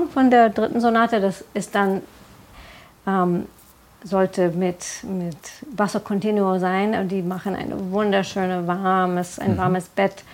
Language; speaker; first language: German; non-native, fluent; English